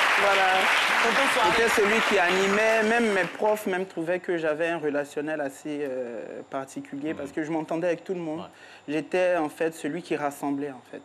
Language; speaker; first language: French; native; French